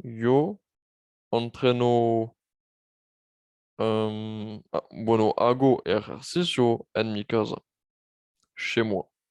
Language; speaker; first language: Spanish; non-native, learner; French